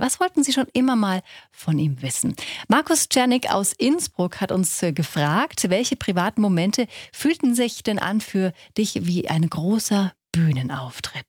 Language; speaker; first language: German; native; German